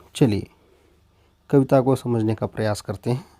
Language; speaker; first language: Hindi; non-native, local second language; Kannada